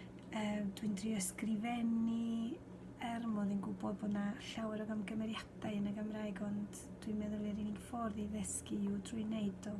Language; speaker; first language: Welsh; non-native, fluent; Spanish